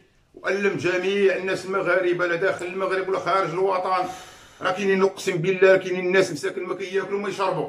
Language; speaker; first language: Arabic; native; Arabic